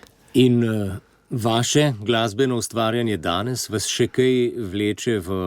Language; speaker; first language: Slovenian; native; Slovenian